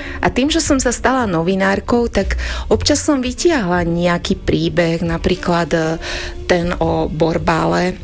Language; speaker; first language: Slovak; non-native, local second language; Hungarian